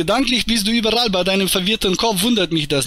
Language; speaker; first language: German; native; German